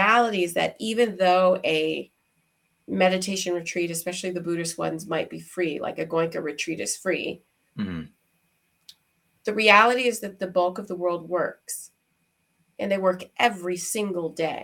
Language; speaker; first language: English; native; English